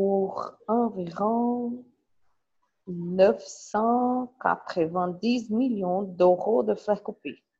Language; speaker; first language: French; non-native, learner; Portuguese